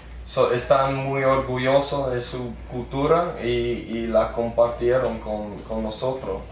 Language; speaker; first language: Spanish; early bilingual, heritage; English